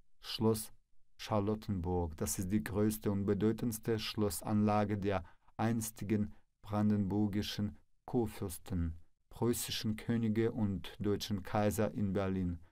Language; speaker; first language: German; non-native, fluent; Russian